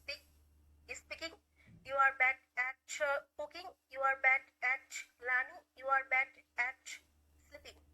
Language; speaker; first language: English; non-native, learner; Bangla